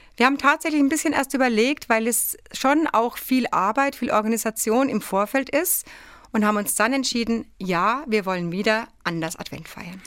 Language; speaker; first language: German; native; German